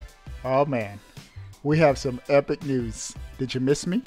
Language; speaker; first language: English; native; English